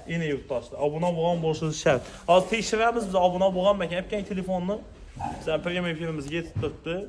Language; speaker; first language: Uzbek; native; Uzbek